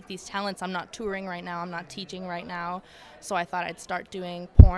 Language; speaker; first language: English; native; English